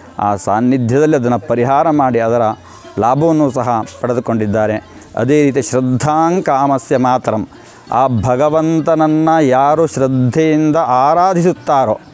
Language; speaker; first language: Kannada; native; Kannada